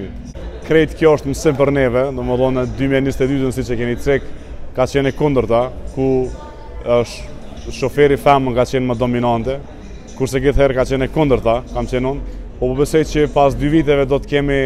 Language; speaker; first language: Albanian; native; Albanian